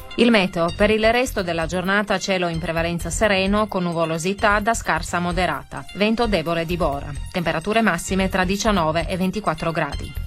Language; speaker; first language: Italian; native; Italian